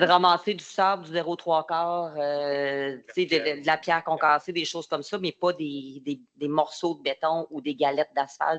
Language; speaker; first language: French; native; French